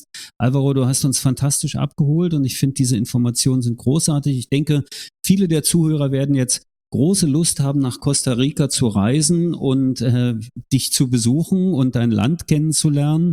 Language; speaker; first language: German; native; German